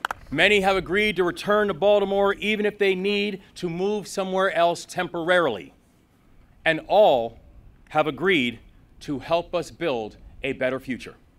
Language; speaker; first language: English; native; English